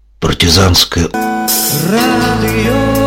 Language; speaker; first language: Russian; native; Russian